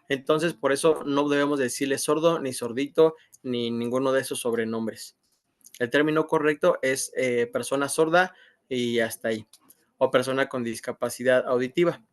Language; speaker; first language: Spanish; native; Spanish